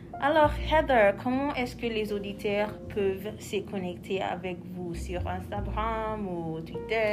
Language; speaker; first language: French; non-native, learner; English